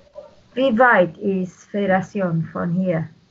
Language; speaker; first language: German; non-native, fluent; Spanish